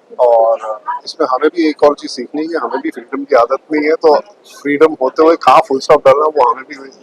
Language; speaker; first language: Hindi; native; Hindi